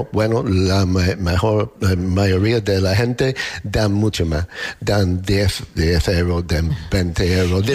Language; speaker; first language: Spanish; non-native, learner; English